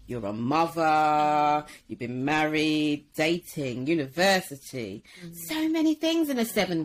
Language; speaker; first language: English; native; English